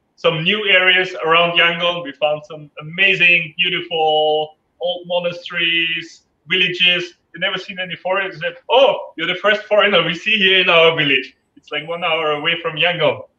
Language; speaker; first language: English; non-native, fluent; German